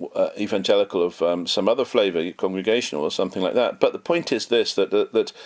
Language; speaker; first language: English; native; English